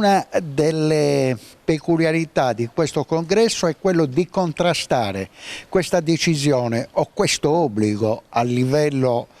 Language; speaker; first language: Italian; native; Italian